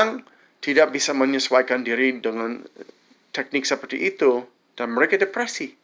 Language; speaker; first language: Indonesian; non-native, fluent; English